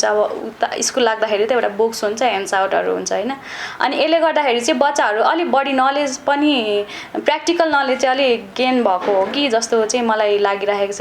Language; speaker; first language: Nepali; native; Nepali